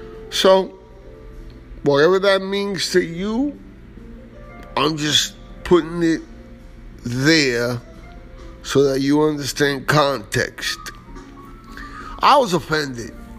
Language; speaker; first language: English; early bilingual, other home language; Spanish